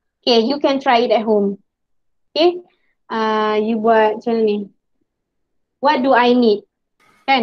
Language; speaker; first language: English; non-native, local second language; Malay